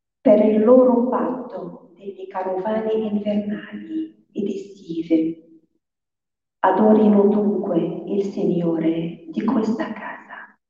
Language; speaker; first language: Italian; non-native, fluent; Arabic